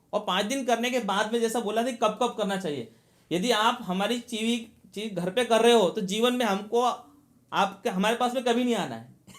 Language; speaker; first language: Hindi; native; Hindi